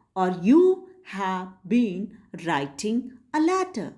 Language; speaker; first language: English; non-native, local second language; Punjabi